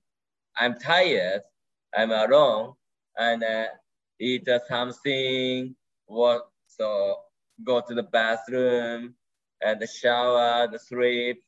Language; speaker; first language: English; non-native, learner; Japanese